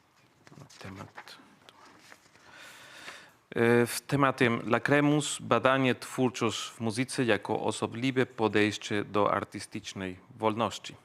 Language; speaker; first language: Polish; non-native, fluent; Spanish